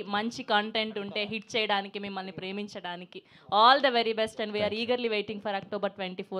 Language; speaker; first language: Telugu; native; Telugu